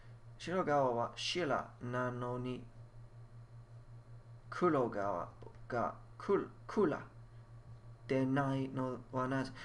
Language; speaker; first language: Japanese; non-native, learner; English